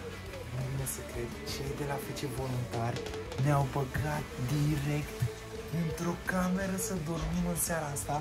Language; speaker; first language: Romanian; native; Romanian